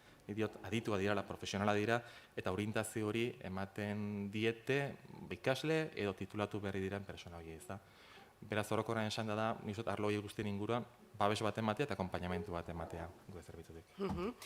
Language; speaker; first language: Basque; native; Basque